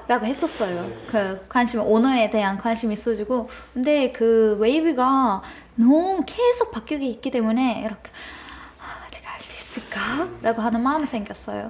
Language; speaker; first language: Korean; non-native, fluent; Turkish